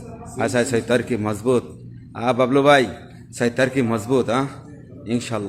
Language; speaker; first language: Arabic; non-native, learner; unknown